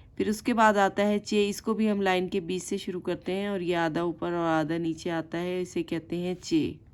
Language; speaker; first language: Urdu; native; Urdu